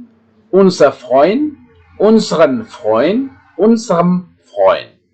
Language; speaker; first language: German; non-native, fluent; Indonesian